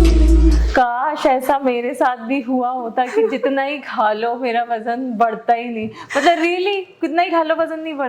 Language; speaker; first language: Hindi; native; Hindi